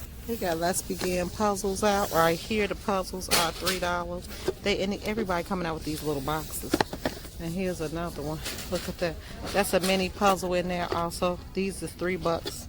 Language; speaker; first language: English; native; English